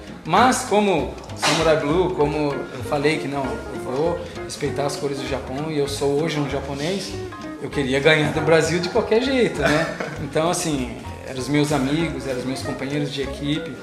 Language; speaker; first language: Portuguese; native; Portuguese